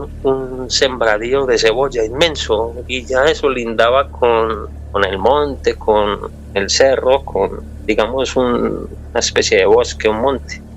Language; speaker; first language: Spanish; native; Spanish